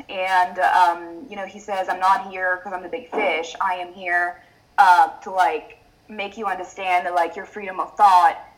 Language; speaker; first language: English; non-native, fluent; Italian